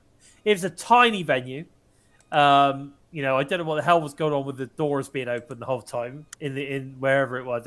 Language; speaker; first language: English; native; English